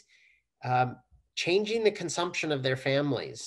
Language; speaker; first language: English; native; English